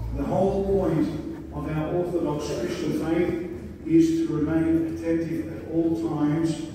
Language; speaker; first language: English; early bilingual, other home language; Greek